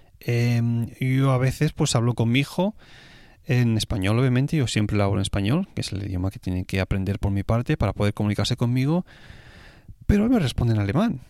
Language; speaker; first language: Spanish; native; Spanish